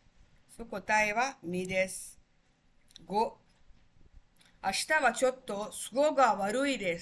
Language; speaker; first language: Japanese; non-native, fluent; Tamil